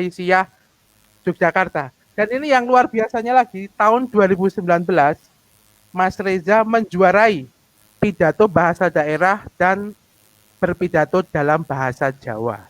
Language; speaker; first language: Indonesian; native; Indonesian